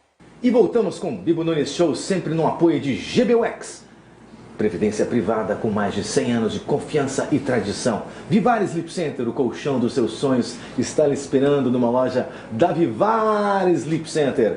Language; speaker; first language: Portuguese; native; Portuguese